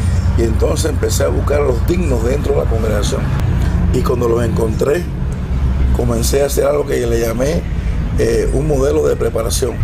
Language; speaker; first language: Spanish; native; Spanish